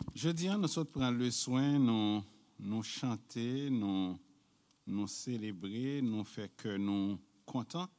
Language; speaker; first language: French; non-native, local second language; Haitian Creole